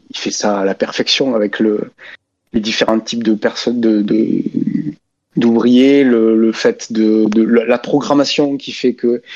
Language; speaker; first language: French; native; French